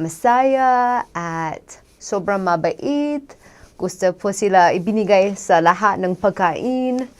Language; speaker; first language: Filipino; non-native, learner; English